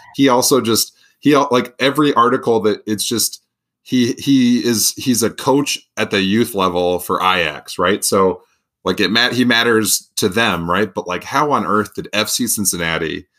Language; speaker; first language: English; native; English